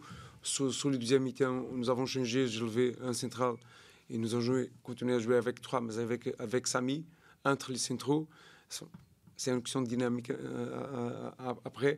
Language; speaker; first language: French; non-native, learner; Portuguese